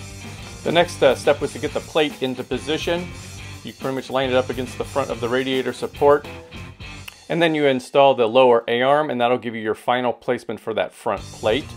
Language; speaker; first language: English; native; English